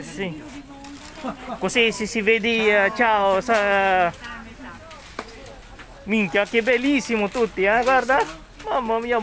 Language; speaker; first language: Italian; non-native, learner; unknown